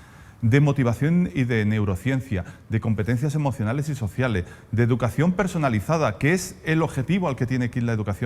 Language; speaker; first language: Spanish; native; Spanish